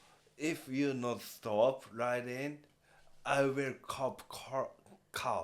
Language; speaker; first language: English; non-native, learner; Japanese